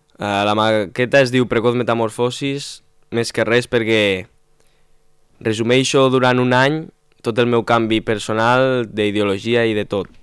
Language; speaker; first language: Catalan; non-native, local second language; Spanish